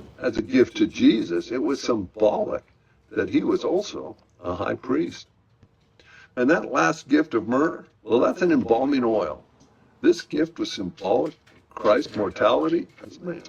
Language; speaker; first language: English; native; English